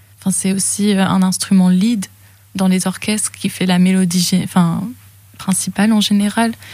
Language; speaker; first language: French; early bilingual, other home language; English